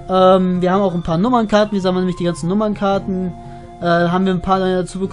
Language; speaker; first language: German; native; German